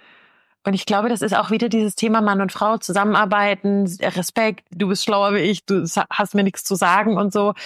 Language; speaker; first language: German; native; German